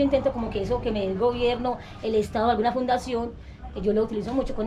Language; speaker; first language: Spanish; native; Spanish